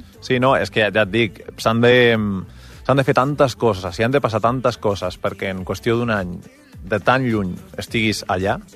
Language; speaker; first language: Catalan; non-native, local second language; Spanish